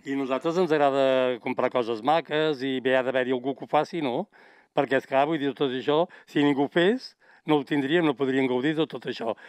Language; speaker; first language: Catalan; native; Catalan